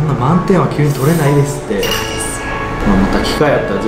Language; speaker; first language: Japanese; native; Japanese